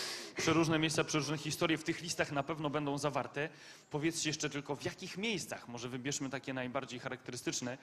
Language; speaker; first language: Polish; native; Polish